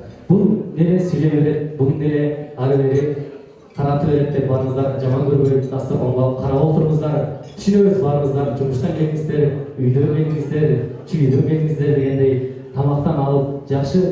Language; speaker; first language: Kyrgyz; native; Kyrgyz